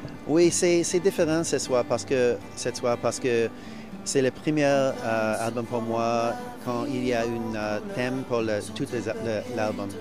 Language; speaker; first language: French; non-native, learner; English